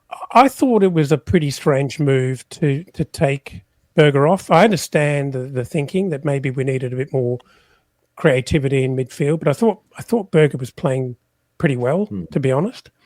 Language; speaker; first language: English; native; English